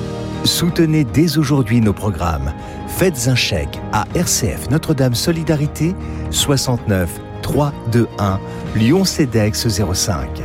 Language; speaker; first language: French; native; French